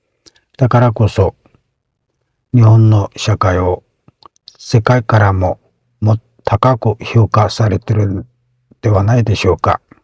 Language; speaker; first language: Japanese; non-native, fluent; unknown